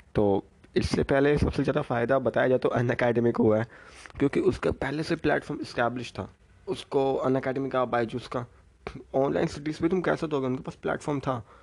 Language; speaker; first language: Hindi; native; Hindi